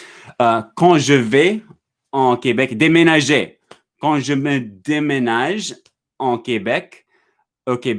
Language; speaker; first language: French; non-native, learner; English